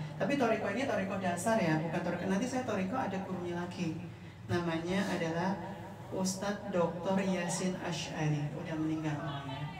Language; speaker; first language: Indonesian; non-native, fluent; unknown